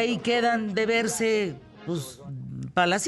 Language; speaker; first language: Spanish; native; Spanish